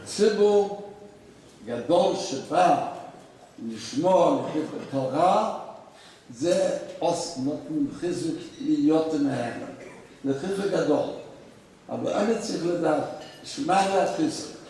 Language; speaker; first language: Hebrew; non-native, fluent; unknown